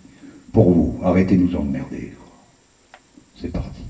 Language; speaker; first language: French; native; French